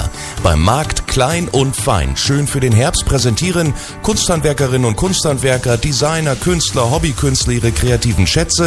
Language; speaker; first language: German; native; German